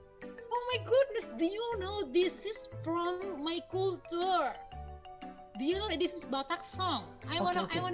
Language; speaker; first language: English; non-native, learner; Indonesian